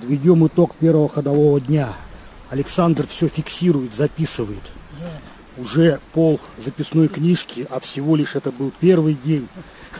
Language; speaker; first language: Russian; native; Russian